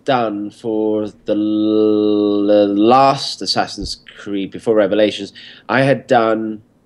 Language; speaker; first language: English; native; English